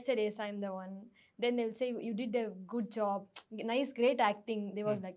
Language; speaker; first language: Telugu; non-native, learner; Tamil